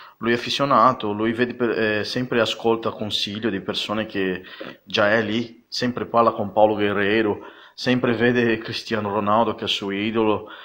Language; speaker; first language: Italian; non-native, fluent; Portuguese